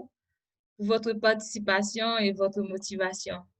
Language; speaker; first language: French; non-native, local second language; Haitian Creole